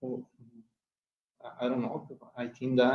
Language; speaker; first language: English; non-native, learner; Spanish